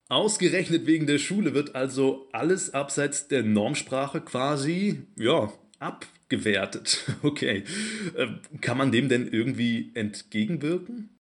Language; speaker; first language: German; native; German